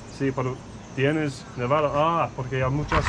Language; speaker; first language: Spanish; non-native, learner; English